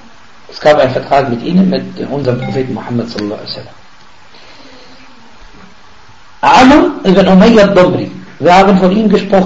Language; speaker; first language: German; non-native, fluent; Arabic